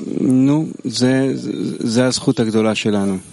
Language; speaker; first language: Hebrew; non-native, fluent; Hungarian